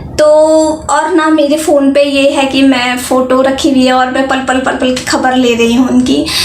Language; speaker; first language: Hindi; native; Hindi